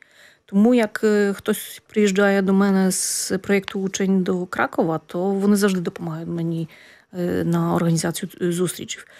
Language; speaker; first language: Ukrainian; non-native, fluent; Polish